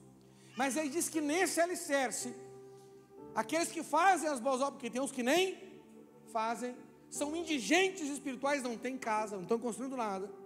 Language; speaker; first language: Portuguese; native; Portuguese